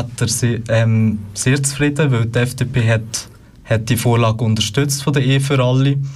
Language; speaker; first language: German; native; German